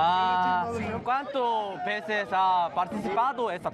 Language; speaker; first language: Spanish; non-native, learner; Korean